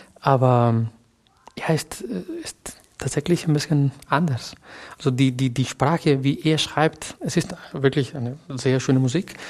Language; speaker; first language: German; non-native, fluent; Catalan